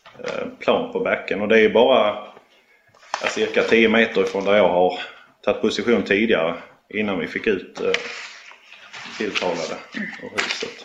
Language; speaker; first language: Swedish; native; Swedish